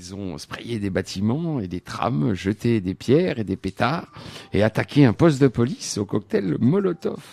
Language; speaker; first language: French; native; French